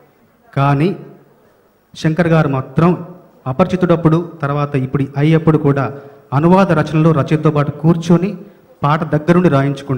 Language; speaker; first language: Telugu; native; Telugu